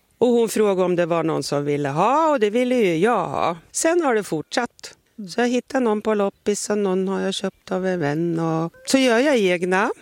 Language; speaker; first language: Swedish; native; Swedish